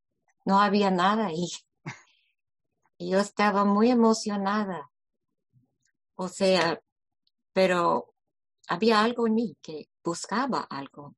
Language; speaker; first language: Spanish; non-native, fluent; English